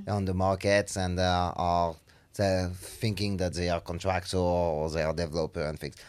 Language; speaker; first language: English; non-native, fluent; French